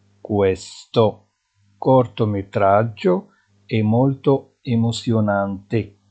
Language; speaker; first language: Italian; non-native, fluent; Arabic